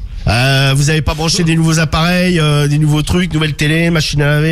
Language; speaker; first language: French; native; French